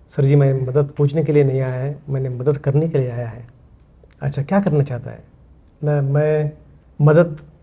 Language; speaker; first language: Hindi; non-native, local second language; Kannada